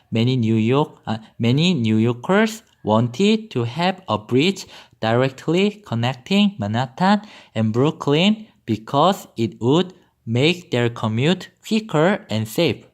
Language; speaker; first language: English; non-native, fluent; Korean